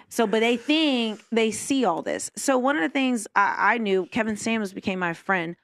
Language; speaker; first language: English; native; English